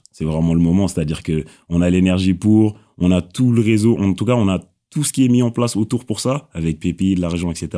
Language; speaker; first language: French; non-native, local second language; Wolof